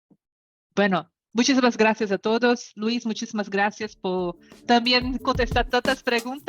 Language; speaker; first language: Spanish; non-native, learner; Portuguese